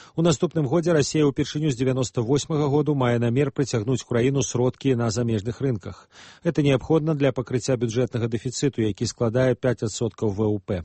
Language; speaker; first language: Belarusian; native; Belarusian